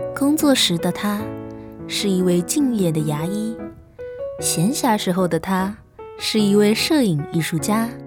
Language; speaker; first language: Chinese; native; Chinese